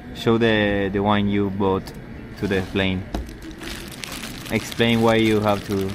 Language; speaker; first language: English; non-native, learner; Spanish